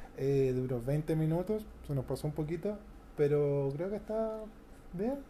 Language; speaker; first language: Spanish; native; Spanish